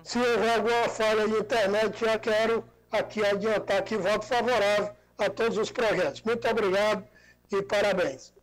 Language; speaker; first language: Portuguese; native; Portuguese